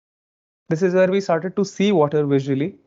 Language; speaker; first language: English; non-native, local second language; Marathi